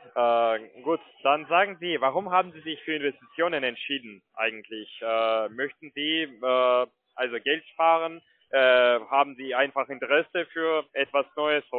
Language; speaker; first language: German; non-native, fluent; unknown